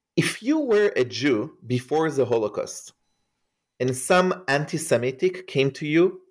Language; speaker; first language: English; non-native, fluent; Hebrew